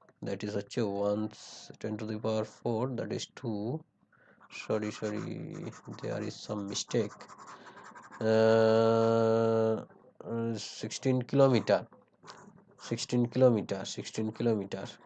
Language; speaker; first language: English; non-native, local second language; Bangla